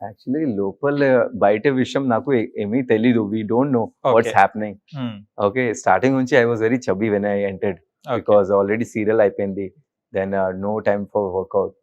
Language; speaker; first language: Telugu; non-native, local second language; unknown